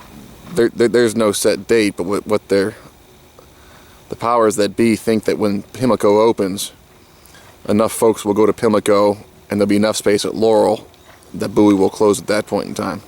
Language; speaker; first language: English; native; English